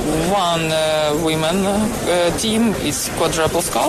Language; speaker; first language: English; non-native, learner; Ukrainian